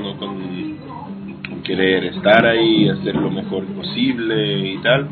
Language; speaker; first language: Spanish; non-native, fluent; Hebrew